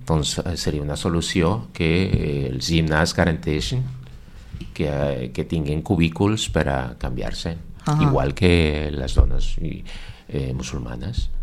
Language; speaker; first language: Catalan; non-native, fluent; Spanish